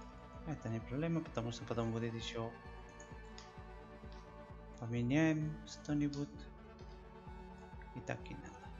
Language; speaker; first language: Russian; non-native, learner; Spanish